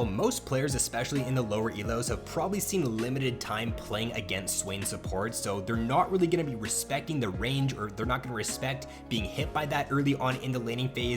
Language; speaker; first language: English; native; English